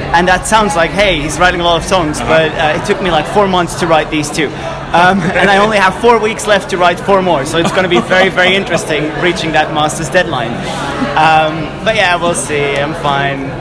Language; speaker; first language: English; non-native, fluent; Dutch